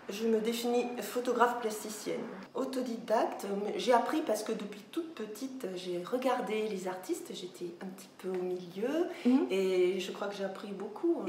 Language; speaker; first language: French; native; French